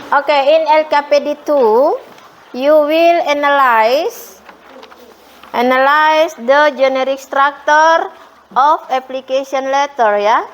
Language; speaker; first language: English; non-native, fluent; Indonesian